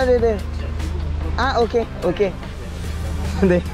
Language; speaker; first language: Korean; non-native, learner; French